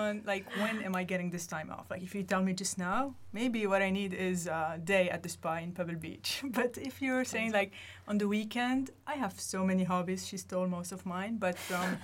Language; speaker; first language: English; non-native, fluent; Arabic